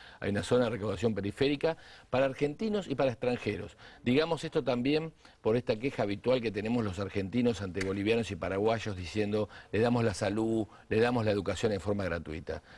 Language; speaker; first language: Spanish; native; Spanish